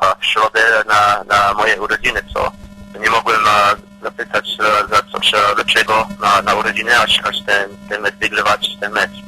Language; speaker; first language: Polish; early bilingual, heritage; Polish